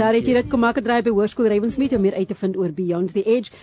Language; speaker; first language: Afrikaans; early bilingual, heritage; Afrikaans